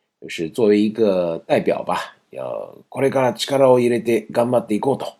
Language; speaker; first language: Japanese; non-native, fluent; Chinese